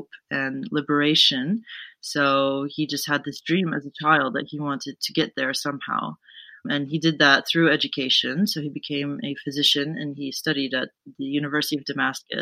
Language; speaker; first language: English; native; English